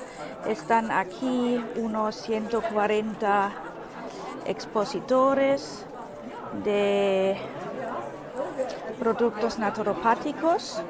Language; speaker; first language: Spanish; non-native, fluent; German